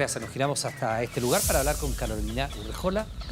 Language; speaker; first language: Spanish; native; Spanish